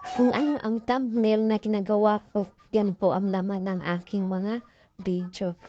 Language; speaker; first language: Filipino; non-native, local second language; Cebuano